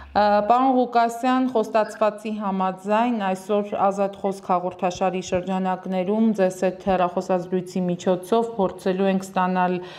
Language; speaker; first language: Armenian; native; Armenian